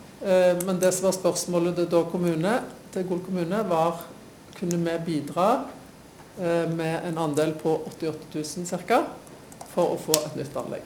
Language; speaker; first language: Norwegian; native; Norwegian